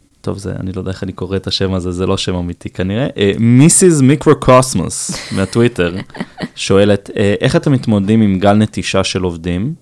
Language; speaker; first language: Hebrew; native; Hebrew